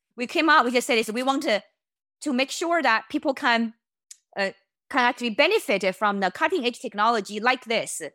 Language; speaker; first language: English; non-native, fluent; Chinese